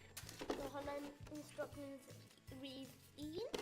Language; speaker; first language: Welsh; non-native, local second language; English